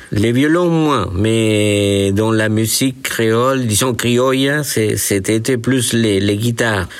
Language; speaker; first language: French; non-native, fluent; Spanish